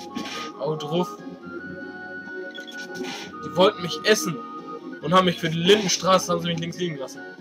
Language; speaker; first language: German; native; German